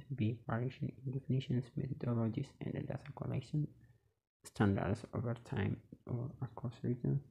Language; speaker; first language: English; non-native, local second language; Amharic